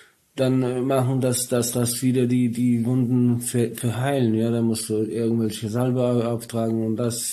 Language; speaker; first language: German; non-native, learner; Polish